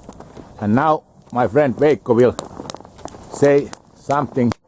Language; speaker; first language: English; non-native, learner; Finnish